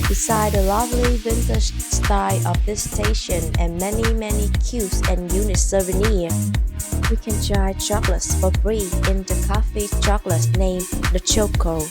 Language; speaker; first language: English; non-native, learner; Vietnamese